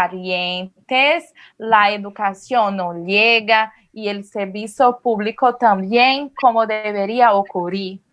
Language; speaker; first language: Spanish; non-native, fluent; Portuguese